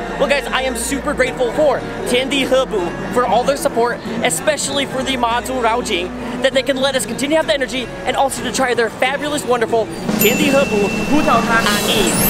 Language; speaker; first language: English; native; English